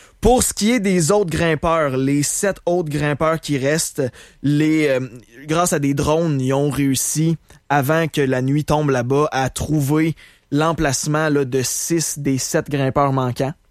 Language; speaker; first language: French; native; French